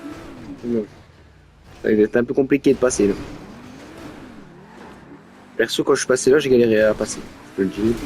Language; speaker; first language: French; native; French